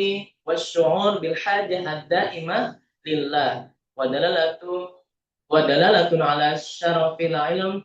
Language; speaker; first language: Arabic; non-native, fluent; Indonesian